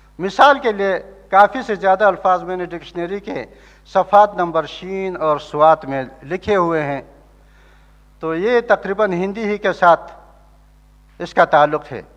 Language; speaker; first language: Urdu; non-native, local second language; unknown